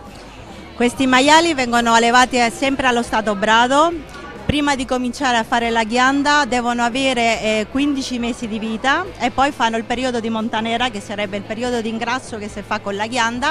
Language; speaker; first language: Italian; non-native, fluent; Spanish